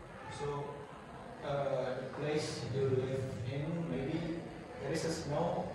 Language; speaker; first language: English; non-native, learner; Indonesian